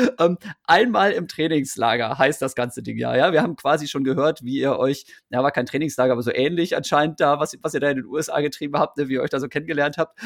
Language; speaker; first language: German; native; German